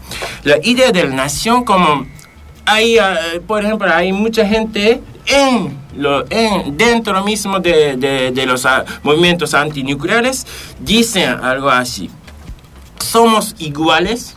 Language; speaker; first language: Spanish; non-native, fluent; Japanese